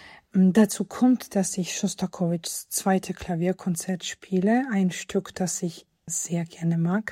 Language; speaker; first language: German; non-native, fluent; Georgian